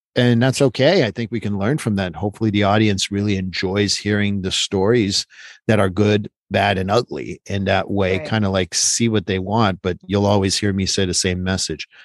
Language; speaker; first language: English; non-native, fluent; French